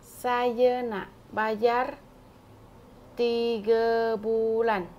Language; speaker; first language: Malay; non-native, fluent; Vietnamese